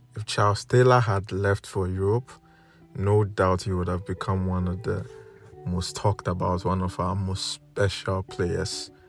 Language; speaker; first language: English; non-native, local second language; Akan